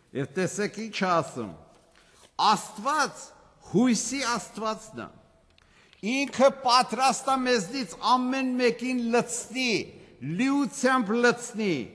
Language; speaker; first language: Armenian; native; Armenian